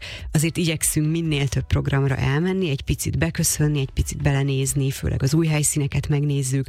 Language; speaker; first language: Hungarian; native; Hungarian